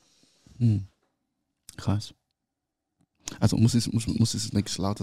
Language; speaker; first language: German; non-native, learner; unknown